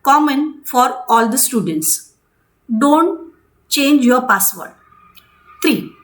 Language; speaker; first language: English; non-native, local second language; Marathi